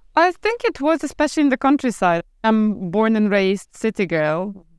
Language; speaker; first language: English; non-native, fluent; Polish